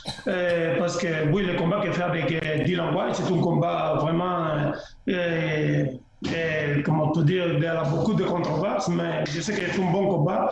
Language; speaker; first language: French; non-native, fluent; Spanish